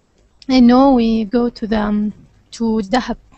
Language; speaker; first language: English; non-native, learner; Arabic